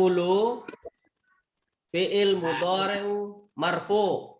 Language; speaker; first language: Arabic; non-native, learner; Indonesian